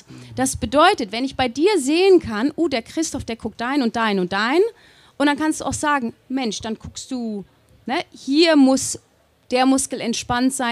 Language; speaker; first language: German; native; German